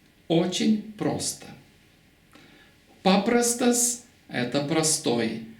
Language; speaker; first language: Russian; non-native, local second language; Lithuanian